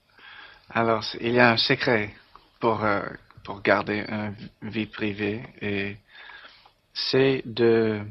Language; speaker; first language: French; non-native, learner; English